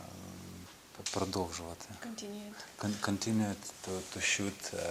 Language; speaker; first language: English; non-native, learner; Ukrainian